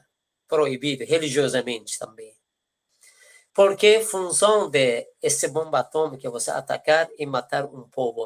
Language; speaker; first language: Portuguese; non-native, fluent; Persian